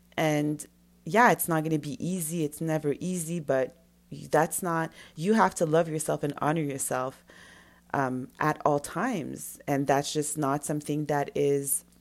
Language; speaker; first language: English; non-native, fluent; French